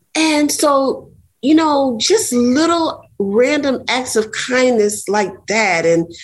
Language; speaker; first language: English; native; English